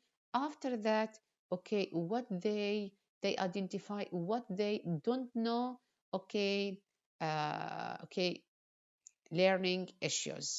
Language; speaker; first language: English; non-native, fluent; Arabic